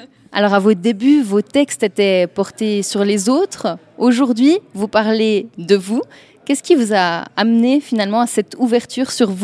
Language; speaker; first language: French; native; French